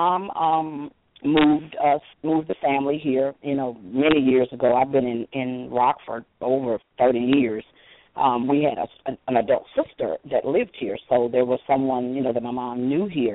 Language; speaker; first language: English; native; English